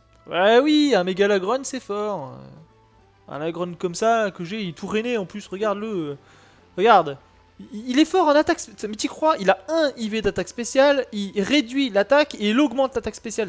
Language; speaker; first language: French; native; French